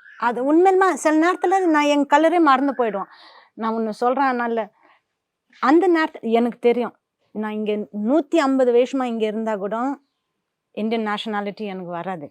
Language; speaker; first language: Tamil; non-native, local second language; French